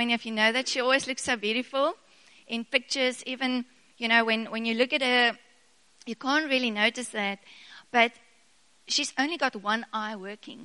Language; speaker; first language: English; non-native, local second language; Afrikaans